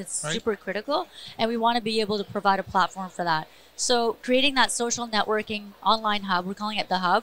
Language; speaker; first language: English; native; English